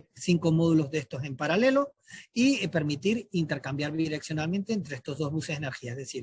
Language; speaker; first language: Spanish; native; Spanish